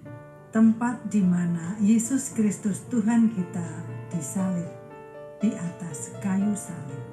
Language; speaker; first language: Indonesian; native; Indonesian